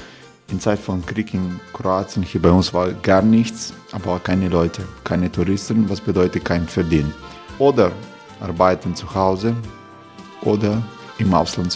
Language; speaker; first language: German; non-native, fluent; Croatian